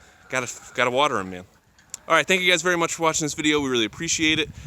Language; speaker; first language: English; native; English